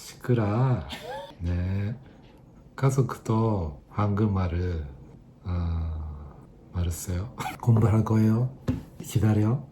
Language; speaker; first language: Korean; non-native, learner; Japanese